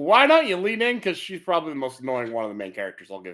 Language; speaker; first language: English; native; English